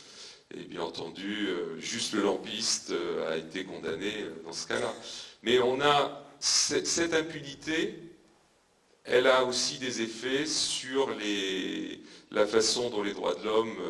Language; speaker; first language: French; native; French